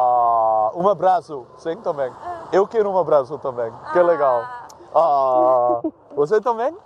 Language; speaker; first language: Portuguese; non-native, learner; Dutch